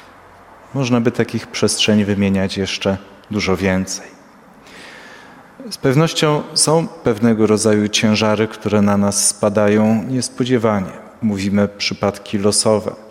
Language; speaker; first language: Polish; native; Polish